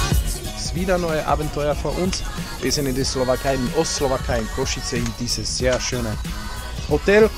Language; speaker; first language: German; non-native, learner; Slovak